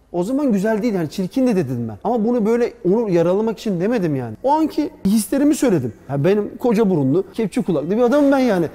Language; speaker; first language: Turkish; early bilingual, heritage; Turkish